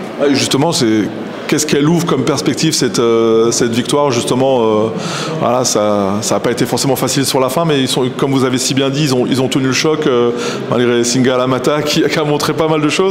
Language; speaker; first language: French; native; French